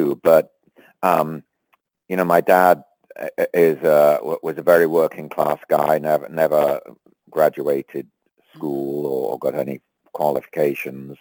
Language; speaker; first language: English; native; English